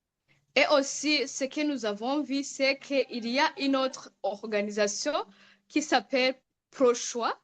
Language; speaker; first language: French; non-native, local second language; Rundi